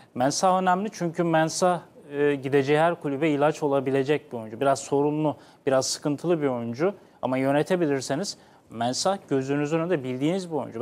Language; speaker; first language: Turkish; native; Turkish